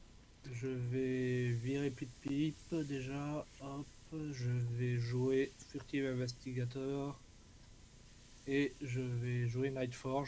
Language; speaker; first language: French; native; French